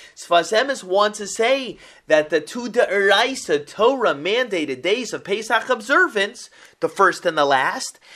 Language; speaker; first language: English; native; English